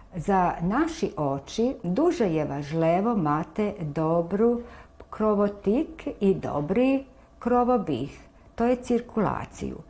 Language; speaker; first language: Ukrainian; early bilingual, heritage; Ukrainian